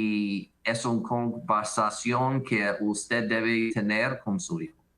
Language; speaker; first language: Spanish; non-native, learner; English